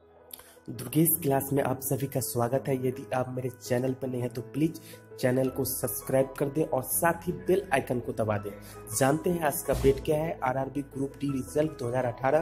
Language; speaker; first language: Hindi; native; Hindi